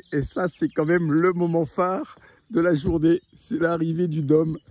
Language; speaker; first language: French; native; French